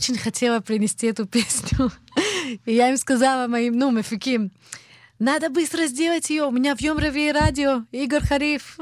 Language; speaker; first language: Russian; early bilingual, heritage; Russian